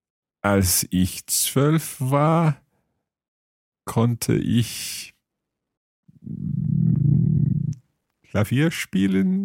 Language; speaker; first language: German; non-native, learner; English